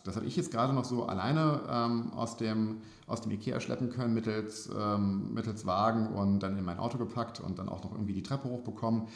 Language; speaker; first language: German; native; German